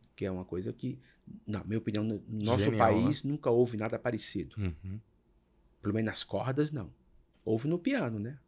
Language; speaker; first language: Portuguese; native; Portuguese